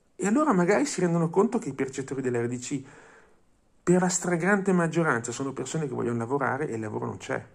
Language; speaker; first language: Italian; non-native, fluent; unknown